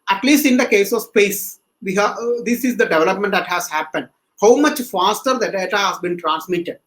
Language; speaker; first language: English; non-native, local second language; Malayalam